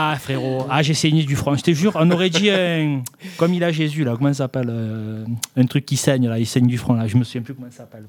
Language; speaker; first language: French; native; French